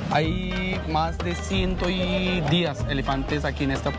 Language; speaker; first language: Spanish; non-native, learner; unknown